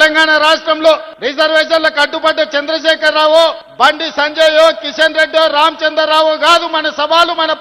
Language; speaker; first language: Telugu; native; Telugu